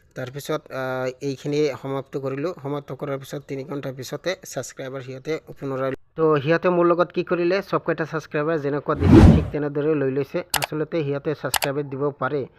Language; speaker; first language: Assamese; non-native, local second language; Bangla